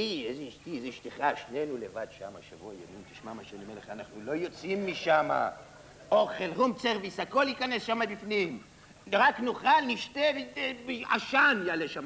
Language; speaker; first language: Hebrew; native; Hebrew